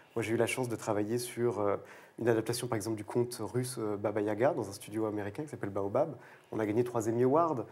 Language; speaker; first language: French; native; French